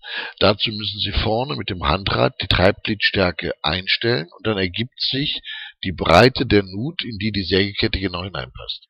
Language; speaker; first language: German; native; German